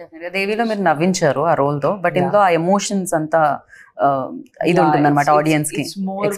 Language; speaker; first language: Telugu; native; Telugu